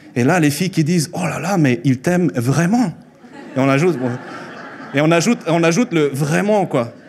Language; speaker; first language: French; early bilingual, other home language; Spanish